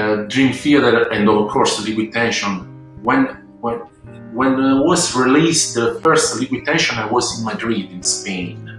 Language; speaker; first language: English; non-native, learner; Italian